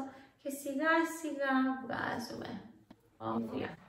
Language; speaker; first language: Greek; early bilingual, heritage; English